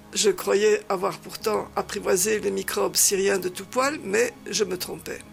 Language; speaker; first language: French; non-native, fluent; Dutch